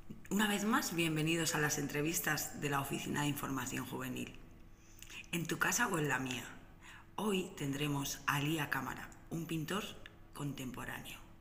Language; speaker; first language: Spanish; native; Spanish